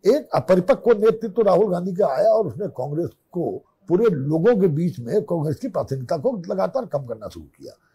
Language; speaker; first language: Hindi; native; Hindi